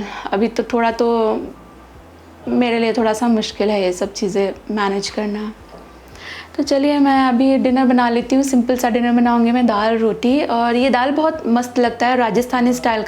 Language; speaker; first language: Hindi; native; Hindi